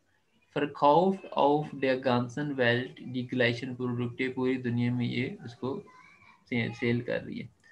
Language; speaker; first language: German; non-native, fluent; Urdu